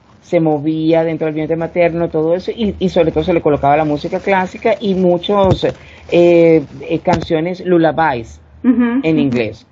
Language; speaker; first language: Spanish; native; Spanish